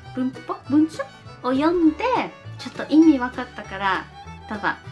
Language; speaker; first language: Japanese; non-native, learner; Spanish